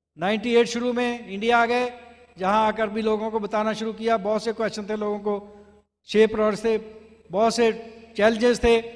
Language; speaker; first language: Hindi; non-native, local second language; Punjabi